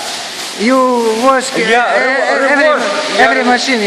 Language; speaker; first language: English; non-native, learner; Lithuanian